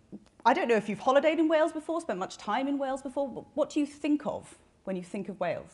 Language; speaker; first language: English; native; English